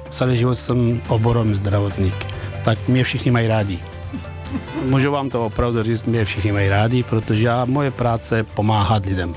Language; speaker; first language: Czech; non-native, fluent; Persian